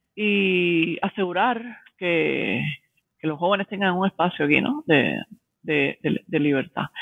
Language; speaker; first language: Spanish; native; Spanish